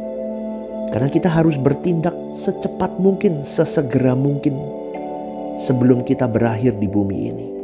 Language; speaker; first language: Indonesian; native; Indonesian